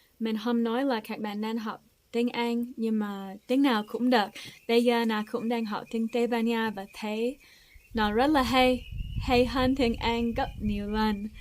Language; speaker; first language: Vietnamese; non-native, fluent; English